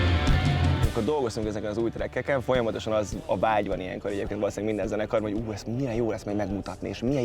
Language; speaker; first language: Hungarian; native; Hungarian